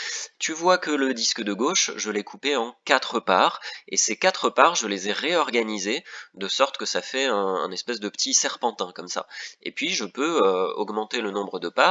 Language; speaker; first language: French; native; French